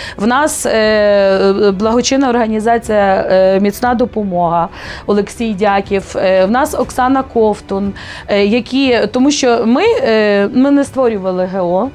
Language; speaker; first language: Ukrainian; native; Ukrainian